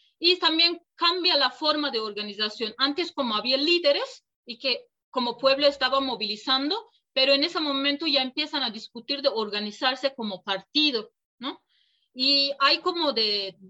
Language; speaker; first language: Spanish; non-native, fluent; Kurdish